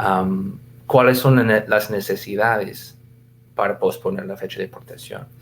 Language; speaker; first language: Spanish; non-native, fluent; English